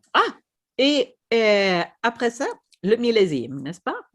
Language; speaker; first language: French; non-native, fluent; Swedish